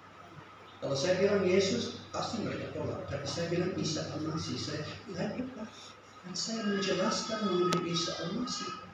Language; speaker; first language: Indonesian; non-native, fluent; English